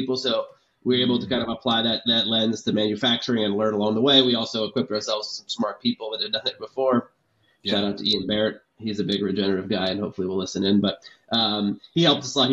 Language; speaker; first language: English; native; English